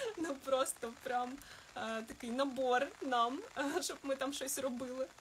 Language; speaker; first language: Ukrainian; non-native, local second language; Russian